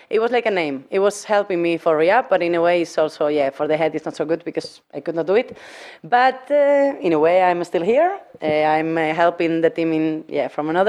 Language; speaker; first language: English; non-native, fluent; Spanish